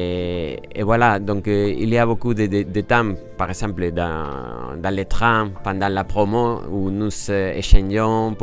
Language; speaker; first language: French; non-native, fluent; Spanish